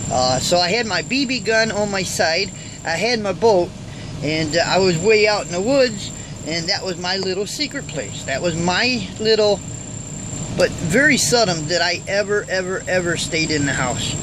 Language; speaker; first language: English; native; English